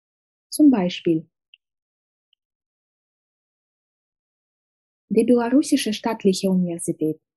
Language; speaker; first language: German; non-native, fluent; Russian